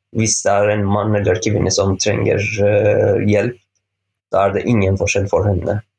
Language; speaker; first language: Norwegian; non-native, fluent; Persian